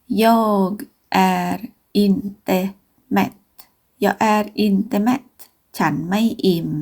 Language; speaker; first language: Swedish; non-native, fluent; Thai